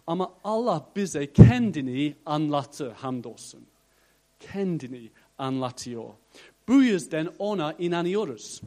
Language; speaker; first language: Turkish; non-native, fluent; English